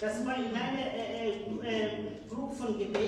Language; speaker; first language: German; non-native, fluent; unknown